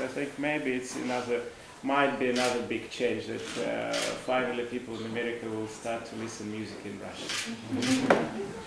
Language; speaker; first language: English; non-native, fluent; Russian